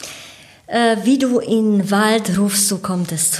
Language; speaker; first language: German; native; German